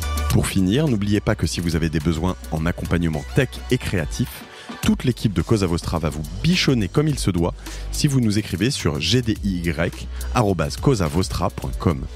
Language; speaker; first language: French; native; French